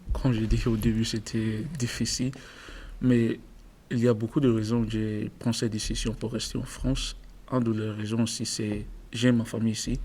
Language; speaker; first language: French; non-native, learner; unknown